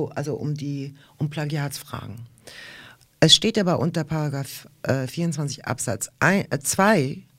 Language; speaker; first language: German; early bilingual, other home language; Russian